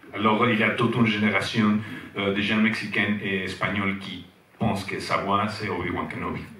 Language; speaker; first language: French; non-native, fluent; Spanish